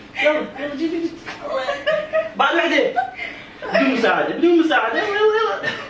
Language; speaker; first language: Arabic; native; Arabic